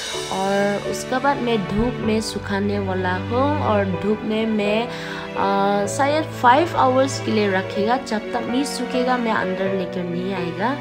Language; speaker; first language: Hindi; non-native, local second language; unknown